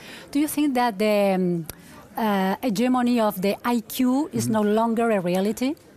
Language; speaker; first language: English; non-native, fluent; Spanish